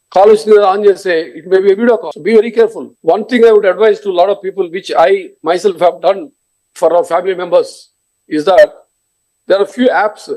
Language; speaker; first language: English; non-native, local second language; Telugu